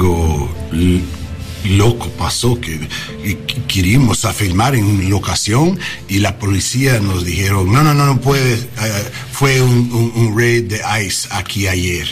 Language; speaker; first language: Spanish; non-native, learner; English